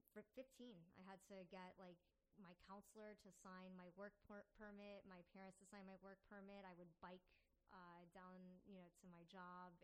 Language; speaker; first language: English; native; English